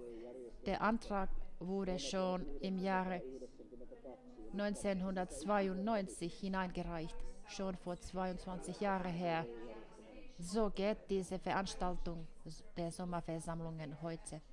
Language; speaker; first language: German; non-native, fluent; Finnish